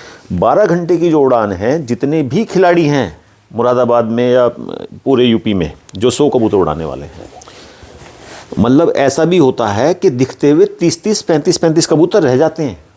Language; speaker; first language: Hindi; native; Hindi